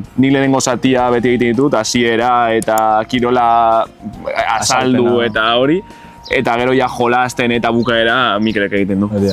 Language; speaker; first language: Basque; non-native, local second language; Spanish